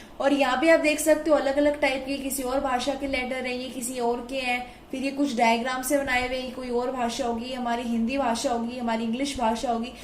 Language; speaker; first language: Hindi; native; Hindi